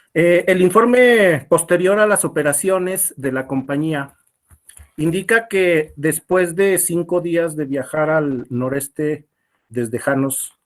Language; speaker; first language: Spanish; native; Spanish